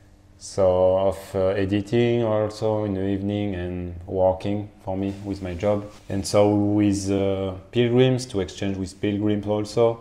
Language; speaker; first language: English; non-native, fluent; French